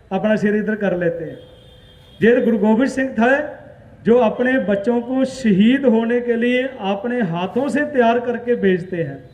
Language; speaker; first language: Hindi; non-native, local second language; Punjabi